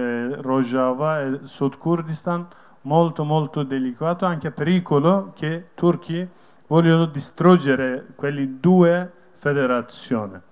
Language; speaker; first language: Italian; non-native, learner; Kurdish